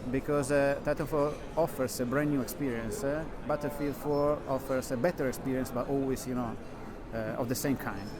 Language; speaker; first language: English; non-native, fluent; Italian